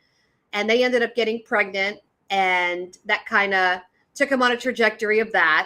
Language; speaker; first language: English; native; English